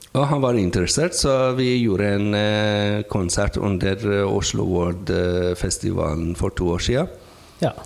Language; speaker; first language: Norwegian; non-native, fluent; Persian